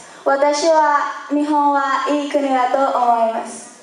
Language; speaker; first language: Japanese; non-native, learner; Spanish